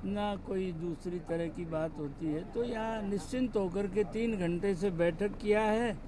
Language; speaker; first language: Hindi; native; Hindi